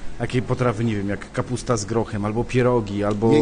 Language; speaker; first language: Polish; native; Polish